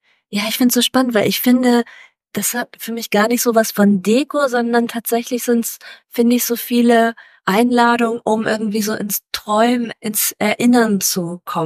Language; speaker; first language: German; native; German